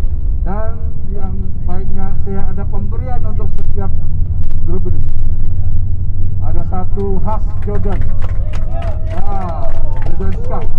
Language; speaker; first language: Indonesian; non-native, fluent; Arabic